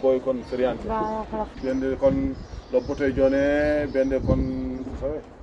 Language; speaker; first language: Spanish; non-native, learner; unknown